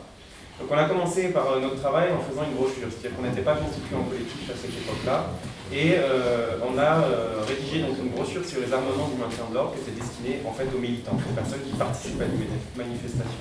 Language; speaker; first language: French; native; French